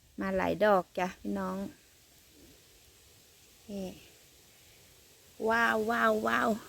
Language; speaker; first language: Thai; native; Thai